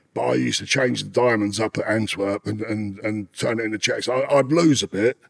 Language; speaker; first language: English; native; English